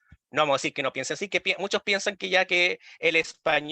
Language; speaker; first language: Spanish; native; Spanish